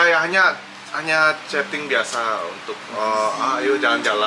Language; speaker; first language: Indonesian; non-native, local second language; Balinese